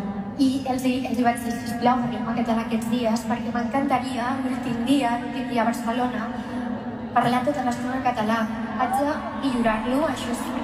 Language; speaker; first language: Catalan; non-native, local second language; Spanish